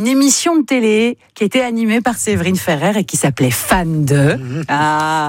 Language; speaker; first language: French; native; French